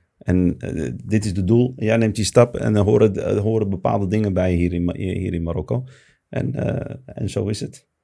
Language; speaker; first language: Dutch; early bilingual, other home language; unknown